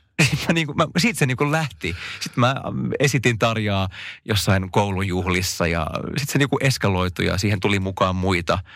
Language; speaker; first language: Finnish; non-native, local second language; Swedish